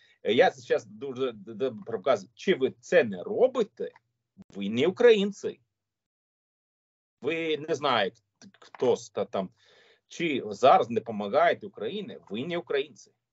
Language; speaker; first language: Ukrainian; non-native, learner; Swedish